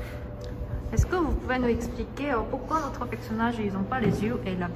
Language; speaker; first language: French; non-native, learner; Korean